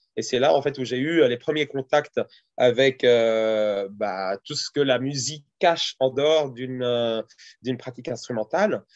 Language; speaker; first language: French; early bilingual, other home language; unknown